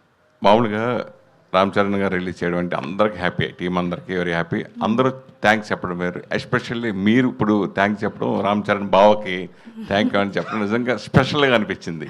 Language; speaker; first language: Telugu; native; Telugu